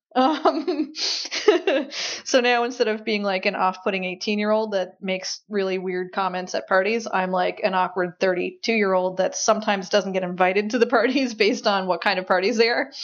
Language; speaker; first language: English; native; English